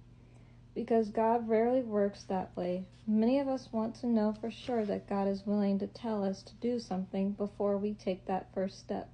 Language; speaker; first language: English; native; English